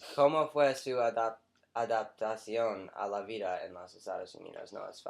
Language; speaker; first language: Spanish; non-native, learner; English